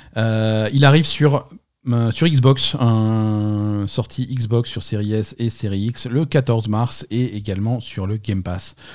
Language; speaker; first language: French; native; French